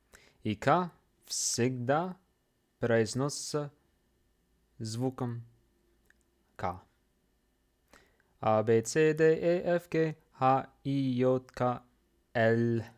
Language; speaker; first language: Russian; non-native, fluent; English